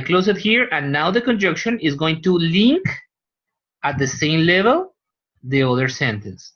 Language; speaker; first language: English; non-native, fluent; Spanish